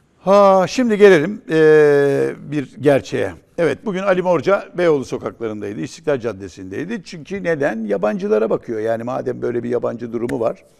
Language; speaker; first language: Turkish; native; Turkish